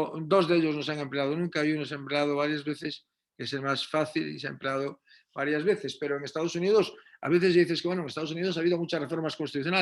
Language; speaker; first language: Spanish; native; Spanish